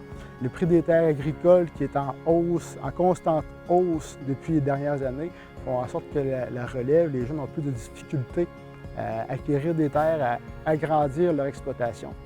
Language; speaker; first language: French; native; French